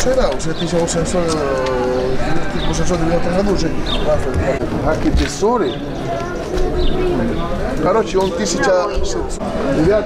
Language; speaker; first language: Russian; non-native, learner; Spanish